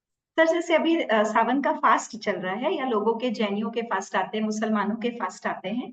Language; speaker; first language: Hindi; native; Hindi